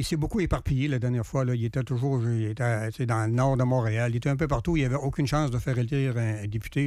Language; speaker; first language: French; native; French